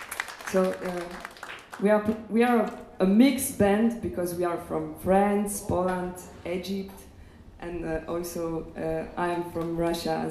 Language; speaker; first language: English; non-native, fluent; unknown